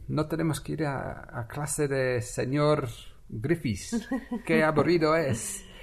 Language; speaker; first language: Spanish; non-native, fluent; English